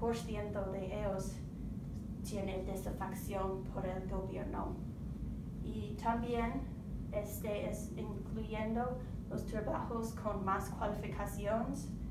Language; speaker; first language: Spanish; non-native, learner; English